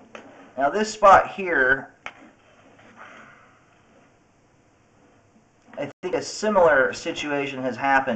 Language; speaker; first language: English; native; English